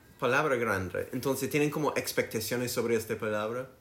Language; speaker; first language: Spanish; non-native, learner; English